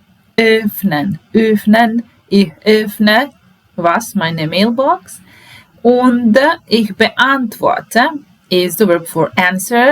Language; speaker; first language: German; non-native, fluent; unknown